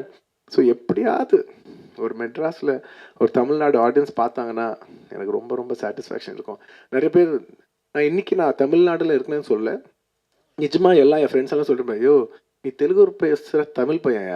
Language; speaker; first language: Tamil; non-native, local second language; Telugu